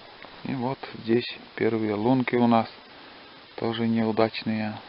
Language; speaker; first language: Russian; native; Russian